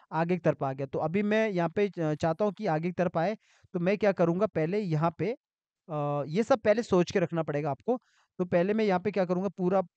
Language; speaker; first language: Hindi; native; Hindi